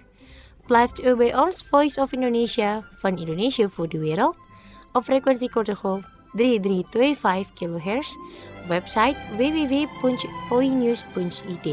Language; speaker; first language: Dutch; non-native, fluent; Indonesian